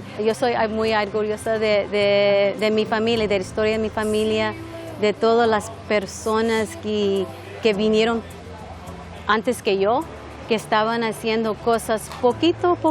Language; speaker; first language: Spanish; non-native, learner; English